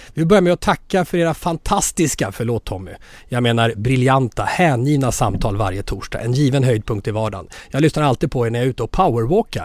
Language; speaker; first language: Swedish; native; Swedish